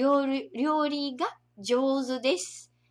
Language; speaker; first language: Japanese; non-native, fluent; Portuguese